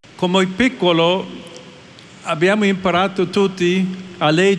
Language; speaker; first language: Italian; non-native, fluent; English